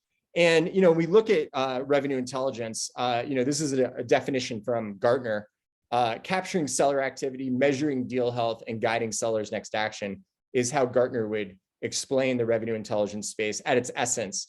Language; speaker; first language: English; native; English